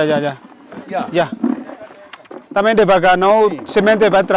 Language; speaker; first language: Portuguese; non-native, learner; Vietnamese